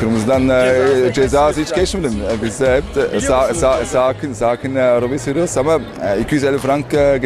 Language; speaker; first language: Turkish; early bilingual, heritage; Turkish